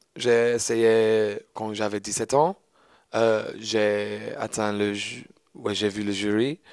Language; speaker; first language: French; non-native, fluent; English